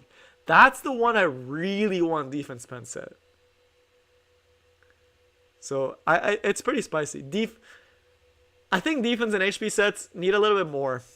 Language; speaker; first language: English; native; English